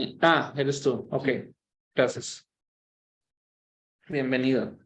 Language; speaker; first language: Spanish; non-native, local second language; English